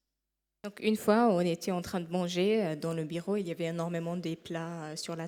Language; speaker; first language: French; non-native, fluent; Arabic